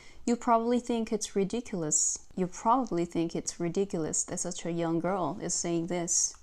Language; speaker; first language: English; non-native, fluent; Korean